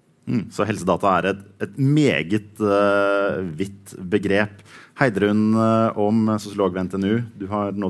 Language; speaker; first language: Norwegian; native; Norwegian